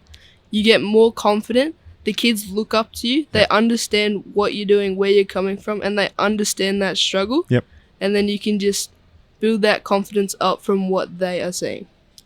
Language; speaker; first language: English; native; English